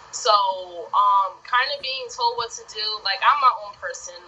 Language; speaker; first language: English; native; English